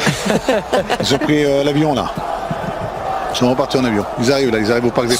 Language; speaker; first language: French; native; French